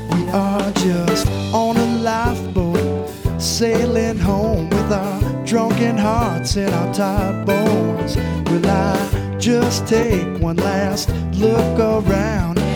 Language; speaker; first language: English; native; English